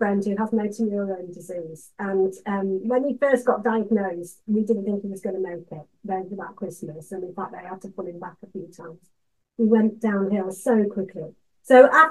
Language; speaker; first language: English; native; English